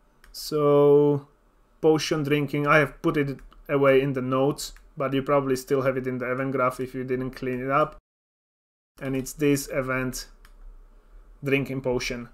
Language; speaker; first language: English; non-native, fluent; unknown